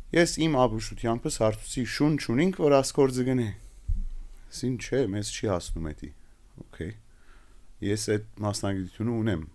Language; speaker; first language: Armenian; early bilingual, heritage; Armenian